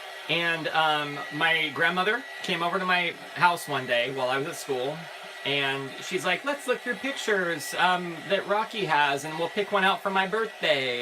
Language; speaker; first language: English; native; English